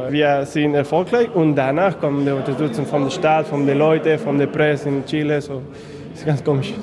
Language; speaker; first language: German; non-native, fluent; Spanish